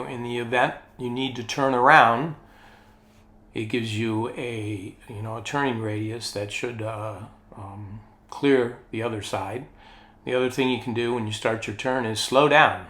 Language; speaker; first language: English; native; English